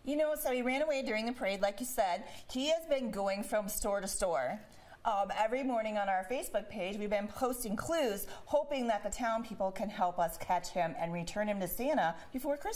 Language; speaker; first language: English; native; English